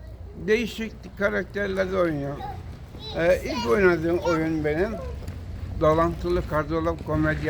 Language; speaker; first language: Turkish; native; Turkish